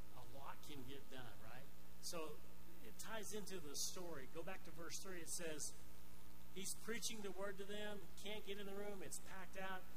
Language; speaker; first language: English; native; English